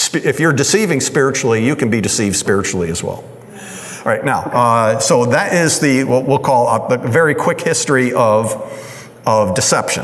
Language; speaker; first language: English; native; English